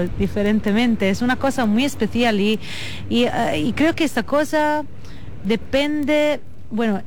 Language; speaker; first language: Spanish; non-native, fluent; Italian